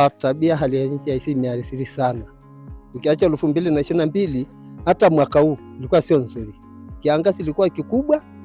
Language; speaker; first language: Swahili; non-native, local second language; Masai